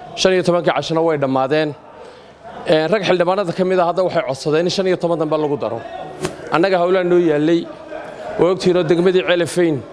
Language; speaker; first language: Somali; native; Somali